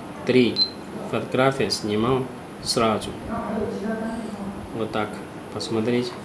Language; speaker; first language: Russian; non-native, learner; Chinese